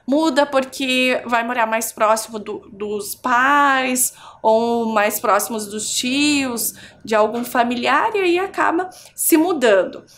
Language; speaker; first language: Portuguese; native; Portuguese